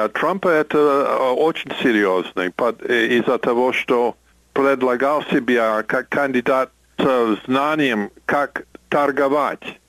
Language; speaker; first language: Russian; non-native, fluent; English